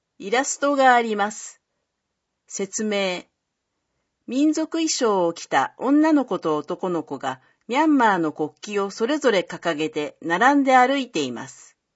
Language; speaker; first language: Japanese; native; Japanese